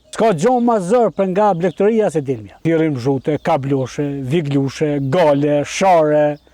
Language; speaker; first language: Albanian; native; Albanian